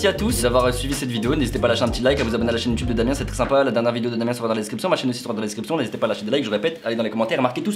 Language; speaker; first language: French; native; French